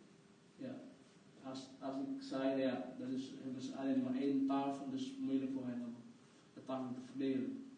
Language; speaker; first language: Dutch; non-native, fluent; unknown